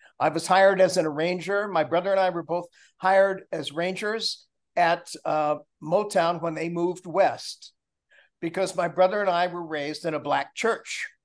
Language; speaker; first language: English; native; English